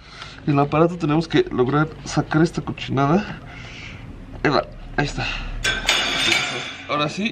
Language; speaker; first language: Spanish; native; Spanish